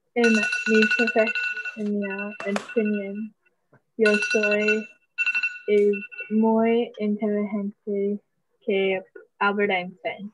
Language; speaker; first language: Spanish; non-native, learner; English